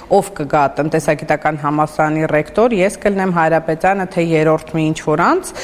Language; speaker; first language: Armenian; native; Armenian